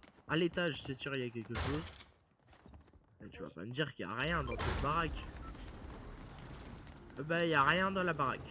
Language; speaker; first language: French; native; French